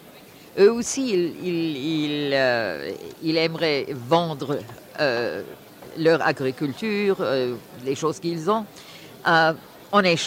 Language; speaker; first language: French; non-native, fluent; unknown